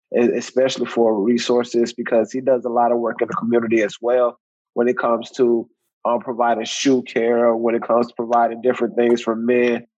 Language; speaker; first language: English; native; English